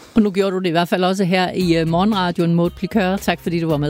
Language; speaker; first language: Danish; native; Danish